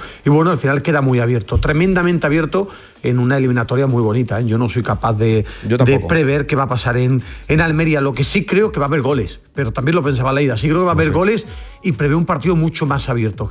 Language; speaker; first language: Spanish; native; Spanish